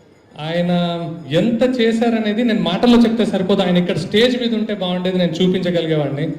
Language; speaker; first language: Telugu; native; Telugu